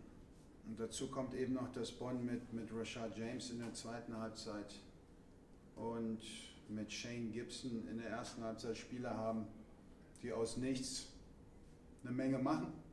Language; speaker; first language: German; native; German